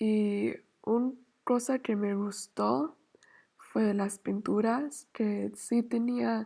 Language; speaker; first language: Spanish; non-native, learner; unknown